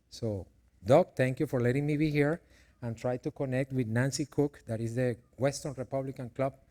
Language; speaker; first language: English; non-native, fluent; Spanish